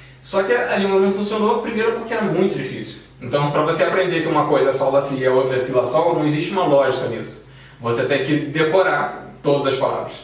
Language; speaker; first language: Portuguese; native; Portuguese